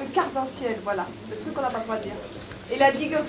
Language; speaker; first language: French; native; French